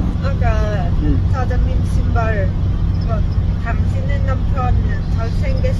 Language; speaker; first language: Korean; non-native, learner; Lao